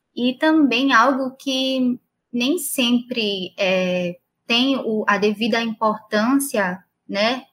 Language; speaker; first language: Portuguese; native; Portuguese